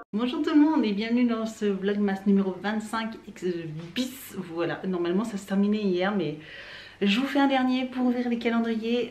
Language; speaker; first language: French; native; French